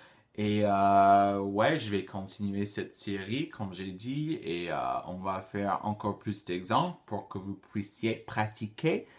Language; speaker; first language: French; non-native, fluent; English